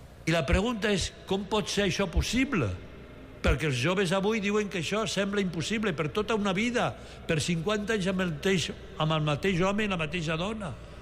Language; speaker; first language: Catalan; native; Catalan